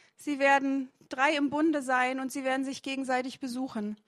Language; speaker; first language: German; native; German